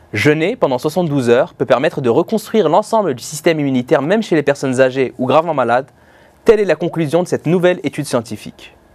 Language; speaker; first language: French; non-native, local second language; Arabic